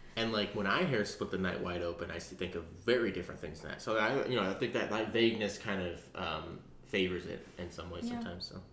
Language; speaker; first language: English; early bilingual, other home language; Urdu